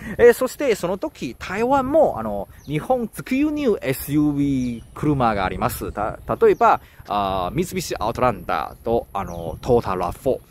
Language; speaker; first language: Japanese; non-native, learner; Chinese